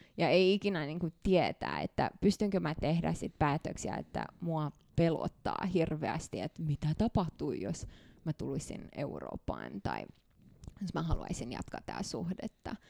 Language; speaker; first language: Finnish; non-native, fluent; Romanian